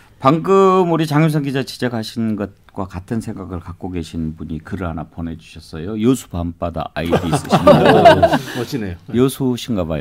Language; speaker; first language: Korean; native; Korean